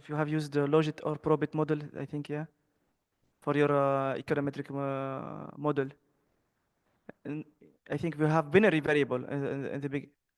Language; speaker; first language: English; non-native, fluent; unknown